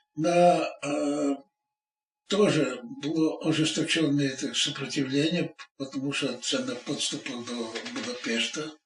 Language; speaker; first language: Russian; non-native, local second language; Ukrainian